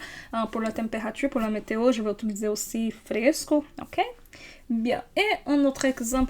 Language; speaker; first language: French; non-native, fluent; Portuguese